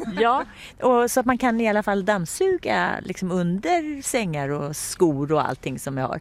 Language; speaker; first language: Swedish; native; Swedish